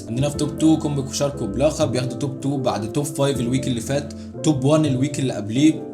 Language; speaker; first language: Arabic; native; Arabic